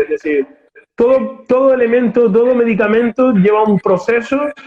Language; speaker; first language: Spanish; native; Spanish